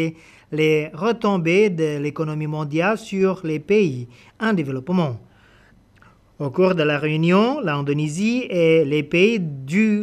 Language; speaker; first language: French; non-native, fluent; Indonesian